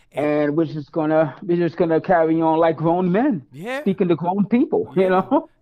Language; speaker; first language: English; native; English